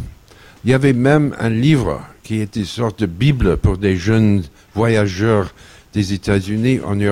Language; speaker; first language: French; non-native, fluent; English